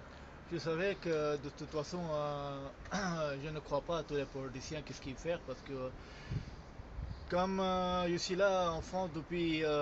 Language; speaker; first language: French; non-native, fluent; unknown